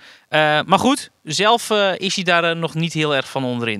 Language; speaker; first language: Dutch; native; Dutch